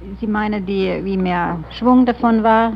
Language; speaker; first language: German; early bilingual, heritage; German